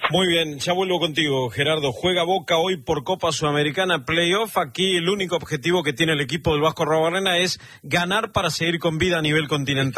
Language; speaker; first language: Spanish; native; Spanish